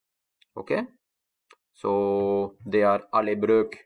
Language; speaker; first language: Norwegian; non-native, fluent; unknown